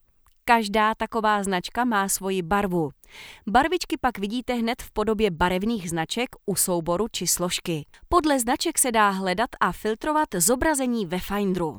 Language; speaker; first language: Czech; native; Czech